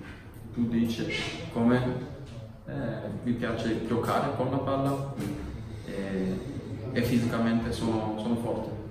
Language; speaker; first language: Italian; non-native, learner; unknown